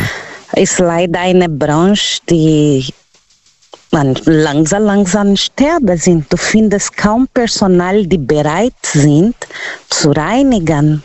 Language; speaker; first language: German; non-native, learner; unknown